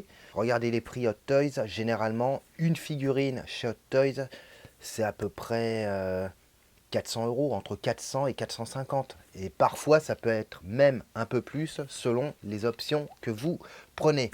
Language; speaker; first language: French; native; French